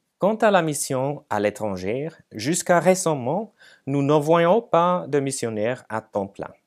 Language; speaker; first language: French; non-native, fluent; Finnish